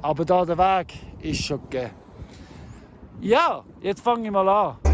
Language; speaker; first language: German; native; German